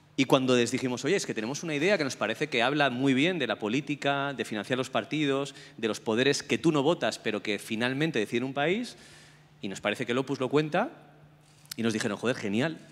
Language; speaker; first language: Spanish; native; Spanish